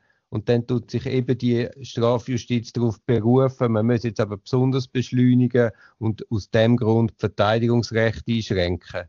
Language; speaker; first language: German; native; German